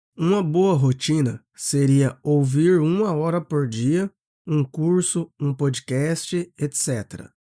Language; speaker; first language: Portuguese; native; Portuguese